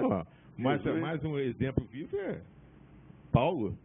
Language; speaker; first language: Portuguese; native; Portuguese